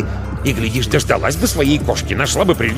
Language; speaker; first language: Russian; native; Russian